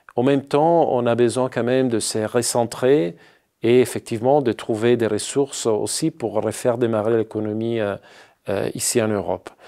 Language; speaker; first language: French; non-native, fluent; Italian